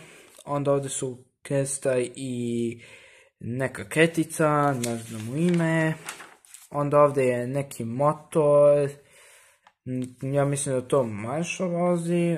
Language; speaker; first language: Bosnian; early bilingual, heritage; Bosnian